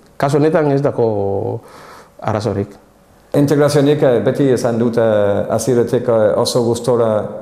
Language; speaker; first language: Basque; non-native, fluent; English